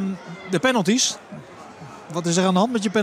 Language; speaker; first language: Dutch; native; Dutch